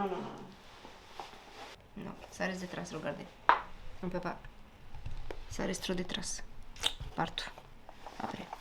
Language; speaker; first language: French; non-native, learner; Romanian